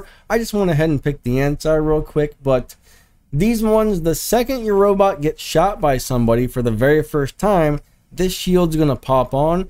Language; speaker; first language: English; native; English